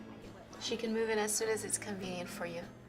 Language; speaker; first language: English; native; English